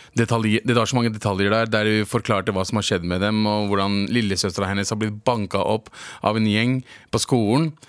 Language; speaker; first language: Norwegian; native; Norwegian